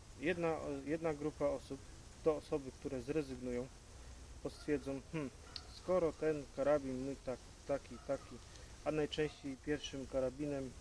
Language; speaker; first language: Polish; native; Polish